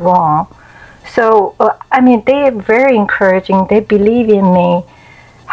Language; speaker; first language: English; non-native, fluent; Chinese